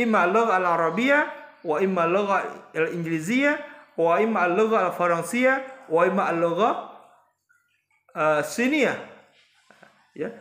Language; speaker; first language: Arabic; non-native, fluent; Indonesian